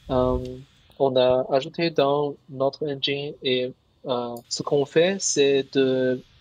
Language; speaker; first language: French; non-native, learner; Chinese